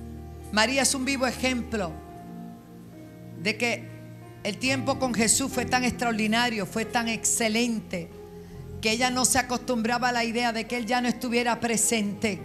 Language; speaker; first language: Spanish; native; Spanish